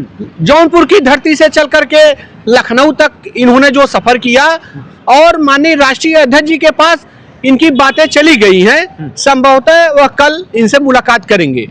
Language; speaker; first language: Hindi; native; Hindi